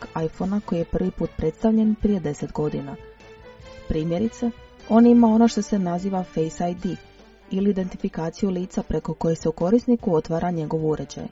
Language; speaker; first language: Croatian; native; Croatian